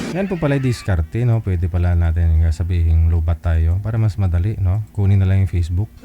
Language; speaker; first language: Filipino; native; Filipino